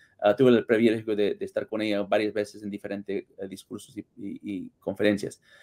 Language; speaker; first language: Spanish; early bilingual, heritage; Spanish